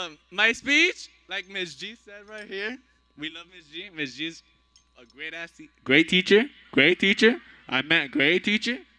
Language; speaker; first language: English; early bilingual, other home language; Spanish